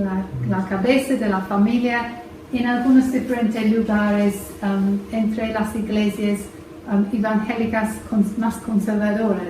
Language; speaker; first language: Spanish; non-native, fluent; English